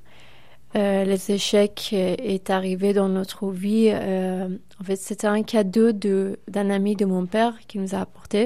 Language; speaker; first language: French; non-native, fluent; Persian